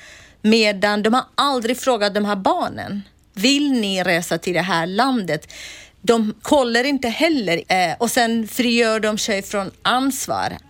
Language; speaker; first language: Swedish; non-native, fluent; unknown